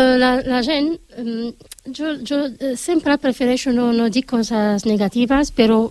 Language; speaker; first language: Catalan; non-native, learner; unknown